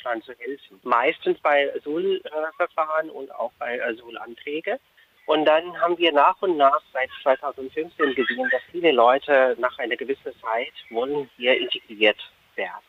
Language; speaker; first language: German; non-native, fluent; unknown